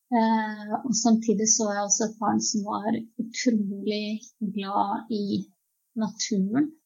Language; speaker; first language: Norwegian; early bilingual, other home language; Czech